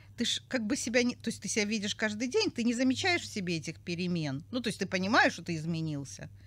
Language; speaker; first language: Russian; native; Russian